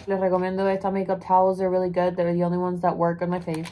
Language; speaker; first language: English; non-native, fluent; Spanish